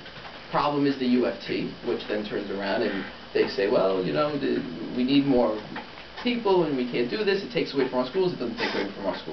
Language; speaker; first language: English; native; English